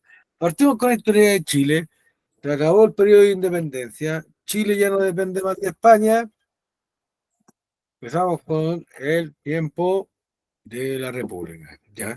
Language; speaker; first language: Spanish; native; Spanish